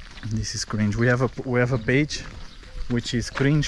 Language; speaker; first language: English; non-native, fluent; Portuguese